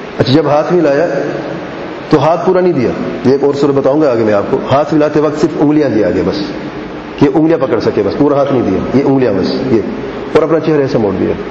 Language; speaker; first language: Urdu; early bilingual, heritage; Urdu